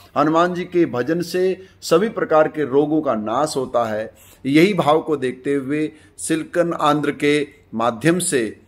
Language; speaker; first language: Hindi; native; Hindi